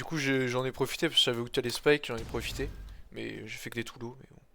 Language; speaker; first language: French; native; French